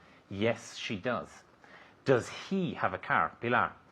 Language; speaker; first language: English; non-native, fluent; Spanish